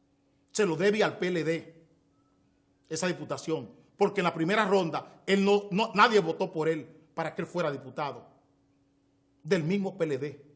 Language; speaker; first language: Spanish; native; Spanish